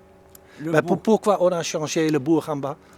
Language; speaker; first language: French; non-native, learner; Dutch